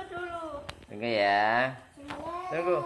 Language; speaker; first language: Indonesian; native; Indonesian